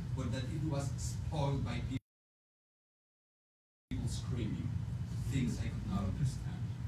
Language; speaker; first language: English; non-native, fluent; Spanish